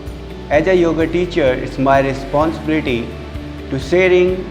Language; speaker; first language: English; non-native, local second language; Hindi